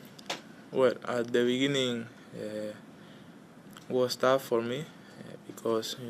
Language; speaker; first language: English; non-native, learner; Spanish